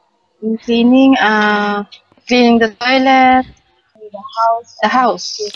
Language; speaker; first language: English; non-native, learner; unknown